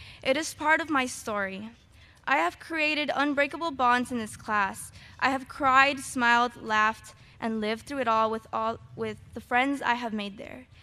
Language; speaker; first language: English; early bilingual, other home language; Spanish